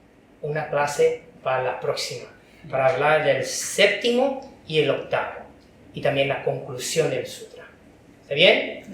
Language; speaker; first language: Spanish; non-native, fluent; Chinese